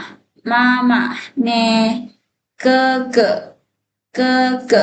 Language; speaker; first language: Chinese; non-native, fluent; Thai